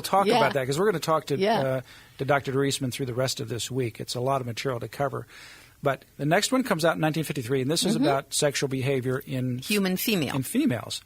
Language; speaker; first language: English; native; English